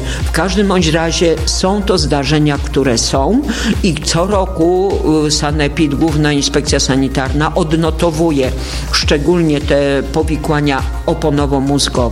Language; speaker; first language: Polish; native; Polish